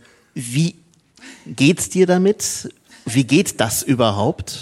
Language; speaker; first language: German; native; German